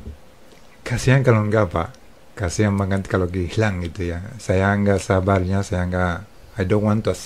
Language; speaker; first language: Indonesian; non-native, fluent; Spanish